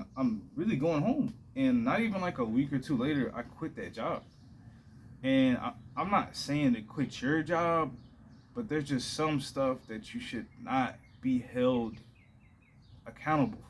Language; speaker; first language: English; native; English